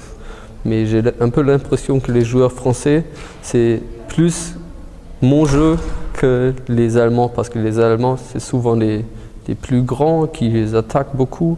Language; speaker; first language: French; early bilingual, heritage; German